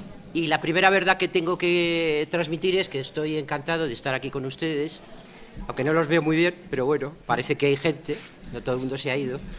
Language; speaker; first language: Spanish; native; Spanish